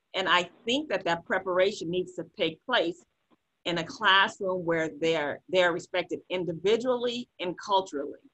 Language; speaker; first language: English; native; English